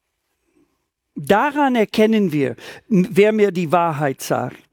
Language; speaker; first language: German; non-native, fluent; English